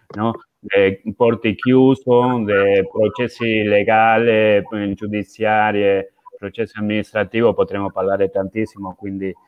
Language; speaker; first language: Italian; non-native, fluent; Spanish